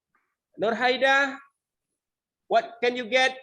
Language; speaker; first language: English; non-native, learner; Indonesian